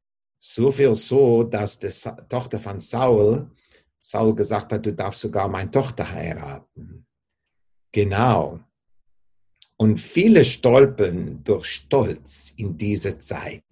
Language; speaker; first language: German; non-native, fluent; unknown